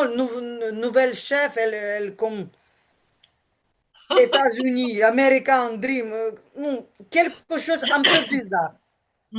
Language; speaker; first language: French; non-native, learner; Ukrainian